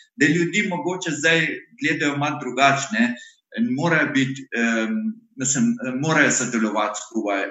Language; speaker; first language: Slovenian; non-native, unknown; Arabic